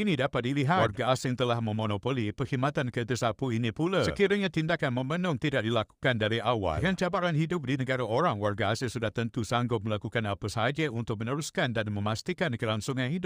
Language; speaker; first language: Malay; native; Malay